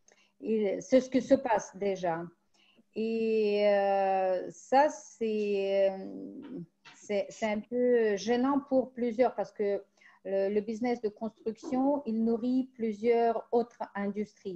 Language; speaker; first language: French; non-native, fluent; Russian